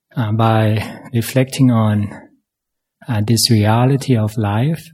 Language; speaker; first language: English; non-native, fluent; Thai